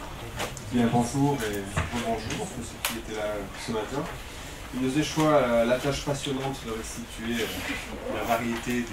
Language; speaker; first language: French; native; French